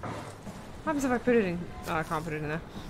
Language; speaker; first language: English; native; English